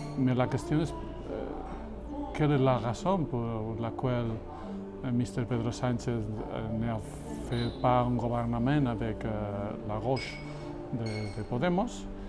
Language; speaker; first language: French; non-native, fluent; Catalan